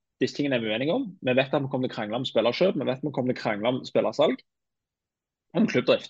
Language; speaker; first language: Norwegian; native; Norwegian